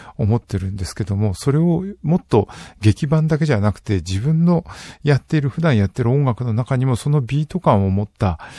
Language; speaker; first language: Japanese; native; Japanese